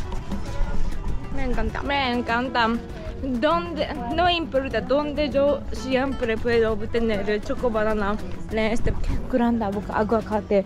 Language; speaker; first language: Spanish; non-native, learner; Japanese